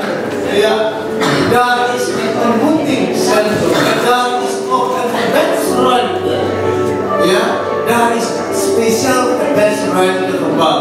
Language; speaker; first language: Dutch; non-native, fluent; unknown